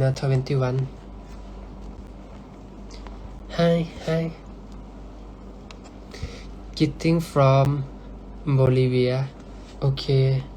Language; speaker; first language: English; non-native, learner; Thai